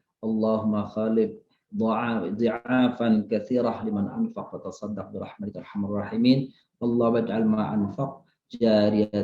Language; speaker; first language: Arabic; non-native, fluent; Indonesian